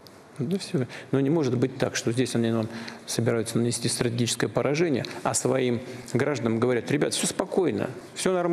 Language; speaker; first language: Russian; native; Russian